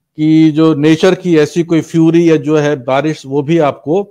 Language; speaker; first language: Hindi; native; Hindi